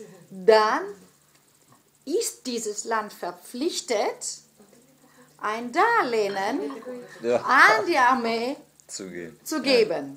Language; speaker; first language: German; non-native, fluent; Greek